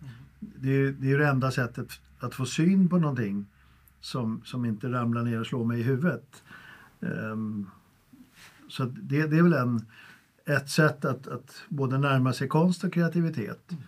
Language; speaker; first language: Swedish; native; Swedish